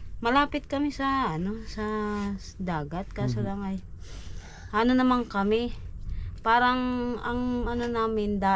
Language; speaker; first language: Filipino; native; Filipino